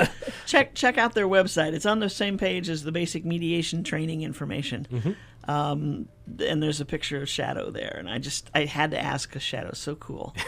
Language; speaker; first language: English; native; English